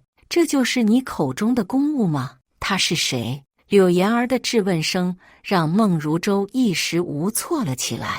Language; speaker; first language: Chinese; native; Chinese